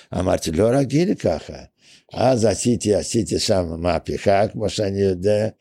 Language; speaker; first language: Hebrew; non-native, fluent; Russian